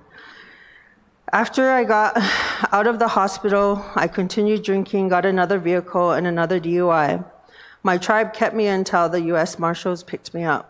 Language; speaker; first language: English; native; English